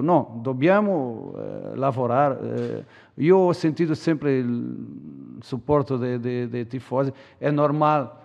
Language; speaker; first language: Italian; non-native, learner; Portuguese